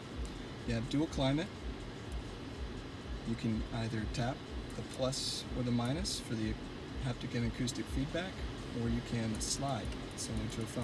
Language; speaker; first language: English; native; English